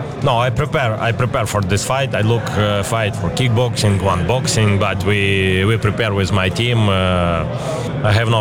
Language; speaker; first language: English; non-native, learner; Ukrainian